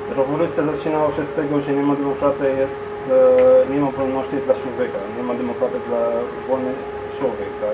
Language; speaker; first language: Polish; non-native, learner; Arabic